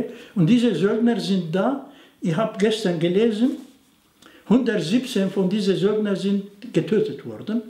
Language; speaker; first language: German; non-native, fluent; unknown